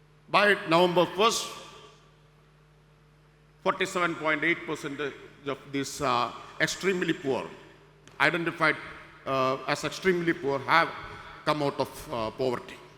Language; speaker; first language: English; non-native, local second language; Malayalam